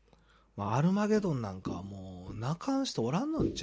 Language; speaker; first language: Japanese; native; Japanese